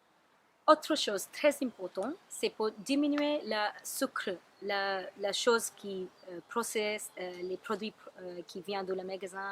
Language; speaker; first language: French; non-native, learner; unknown